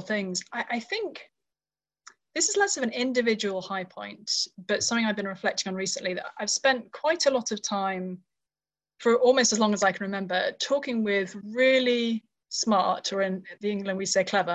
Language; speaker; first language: English; native; English